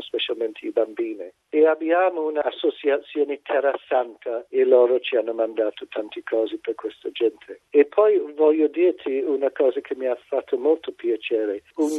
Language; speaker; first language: Italian; non-native, fluent; English